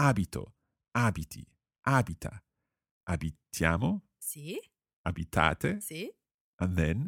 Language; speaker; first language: Italian; non-native, fluent; English